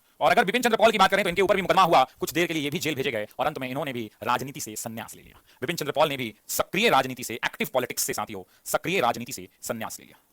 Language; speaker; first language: Hindi; native; Hindi